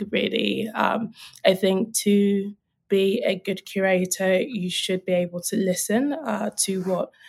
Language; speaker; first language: English; native; English